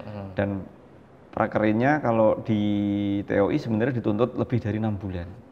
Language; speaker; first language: Indonesian; native; Indonesian